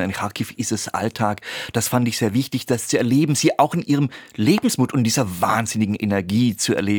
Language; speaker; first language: German; native; German